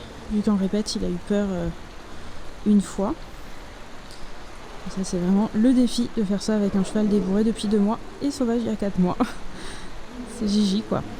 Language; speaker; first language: French; native; French